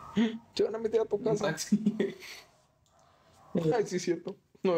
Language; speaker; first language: Spanish; native; Spanish